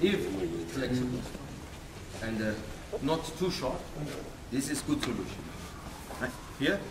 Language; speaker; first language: English; non-native, learner; German